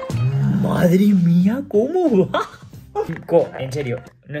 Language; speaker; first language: Spanish; native; Spanish